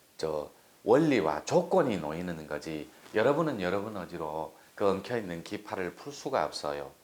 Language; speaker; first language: Korean; native; Korean